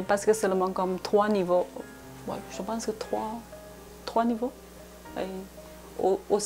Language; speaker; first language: French; non-native, learner; Chinese